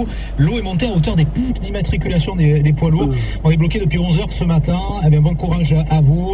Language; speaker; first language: French; native; French